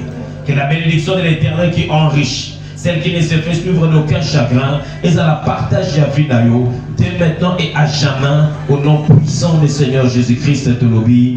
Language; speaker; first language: French; non-native, local second language; Lingala